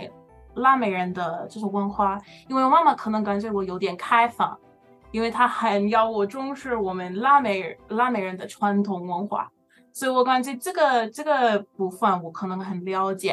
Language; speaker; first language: Chinese; non-native, learner; English